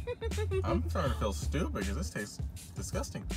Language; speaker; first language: English; native; English